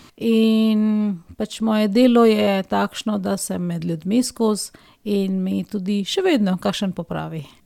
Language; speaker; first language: Slovenian; non-native, fluent; Hindi